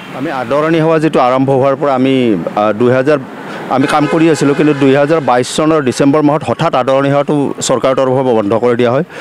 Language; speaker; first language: Assamese; native; Assamese